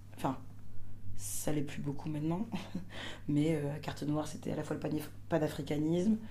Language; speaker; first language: French; native; French